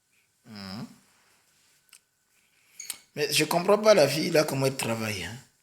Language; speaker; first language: French; native; French